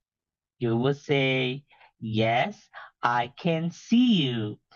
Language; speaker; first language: English; non-native, fluent; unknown